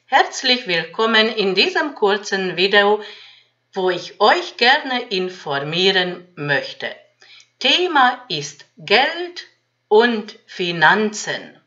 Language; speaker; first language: German; non-native, fluent; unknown